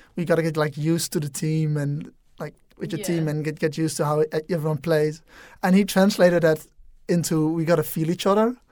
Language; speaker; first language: English; non-native, fluent; Dutch